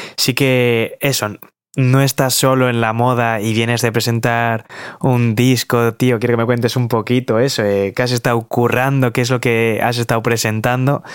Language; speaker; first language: Spanish; native; Spanish